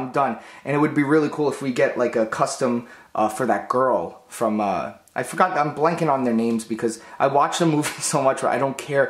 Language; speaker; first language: English; native; English